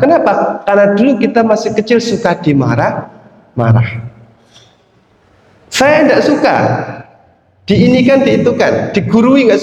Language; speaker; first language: Indonesian; native; Indonesian